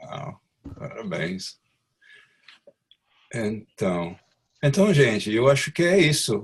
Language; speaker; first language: Portuguese; non-native, fluent; English